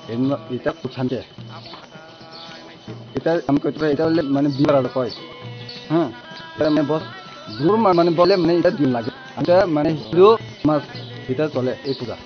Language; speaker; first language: Bangla; non-native, local second language; Kok Borok